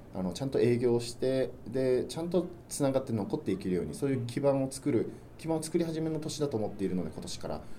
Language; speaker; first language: Japanese; native; Japanese